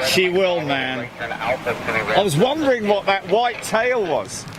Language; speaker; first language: English; native; English